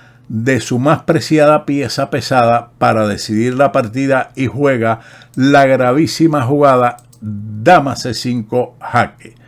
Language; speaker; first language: Spanish; native; Spanish